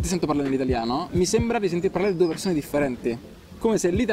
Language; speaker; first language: Italian; native; Italian